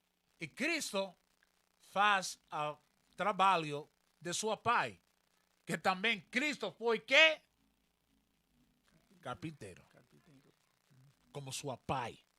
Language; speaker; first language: Portuguese; non-native, learner; Spanish